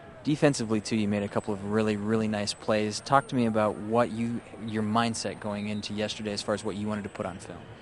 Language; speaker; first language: English; native; English